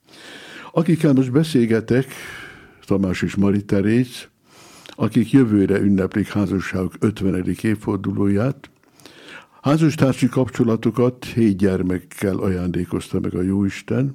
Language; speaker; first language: Hungarian; native; Hungarian